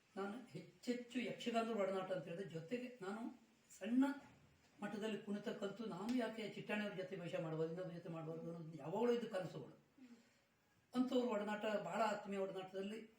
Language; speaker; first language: Kannada; native; Kannada